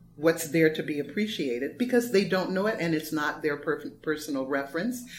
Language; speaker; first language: English; native; English